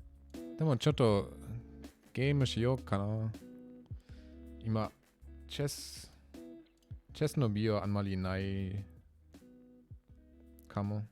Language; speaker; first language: Japanese; non-native, learner; German